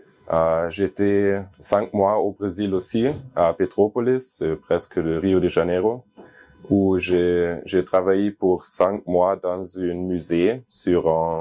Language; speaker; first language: French; non-native, learner; German